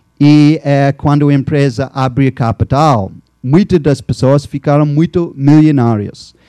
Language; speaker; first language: Portuguese; non-native, fluent; English